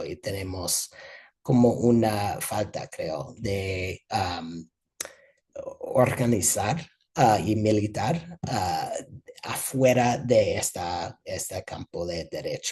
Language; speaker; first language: Spanish; non-native, fluent; English